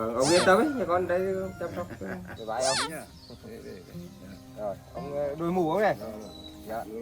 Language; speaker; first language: Vietnamese; native; Vietnamese